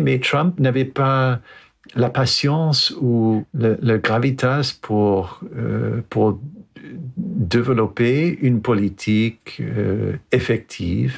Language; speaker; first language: French; non-native, fluent; English